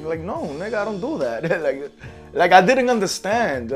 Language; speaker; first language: English; early bilingual, other home language; Spanish